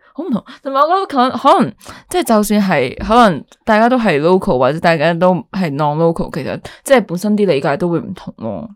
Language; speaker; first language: Cantonese; non-native, local second language; Chinese